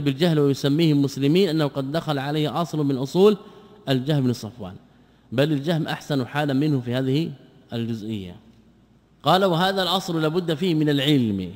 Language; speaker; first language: Arabic; native; Arabic